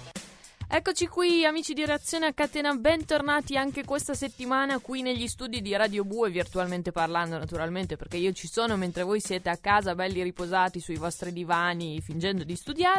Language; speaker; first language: Italian; native; Italian